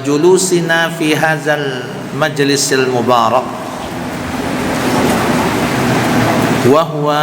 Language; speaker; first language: Arabic; non-native, fluent; Indonesian